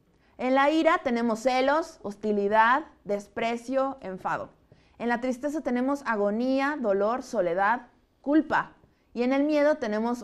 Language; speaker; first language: Spanish; native; Spanish